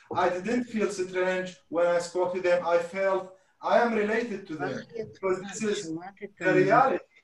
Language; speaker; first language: English; non-native, fluent; Arabic